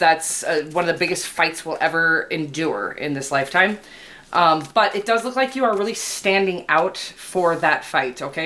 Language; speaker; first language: English; native; English